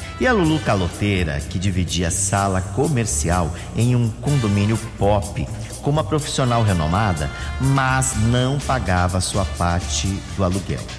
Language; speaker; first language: Portuguese; native; Portuguese